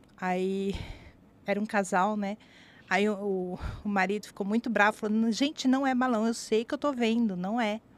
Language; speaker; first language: Portuguese; native; Portuguese